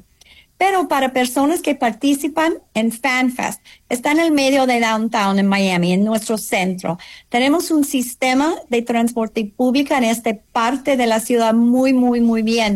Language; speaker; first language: Spanish; non-native, fluent; English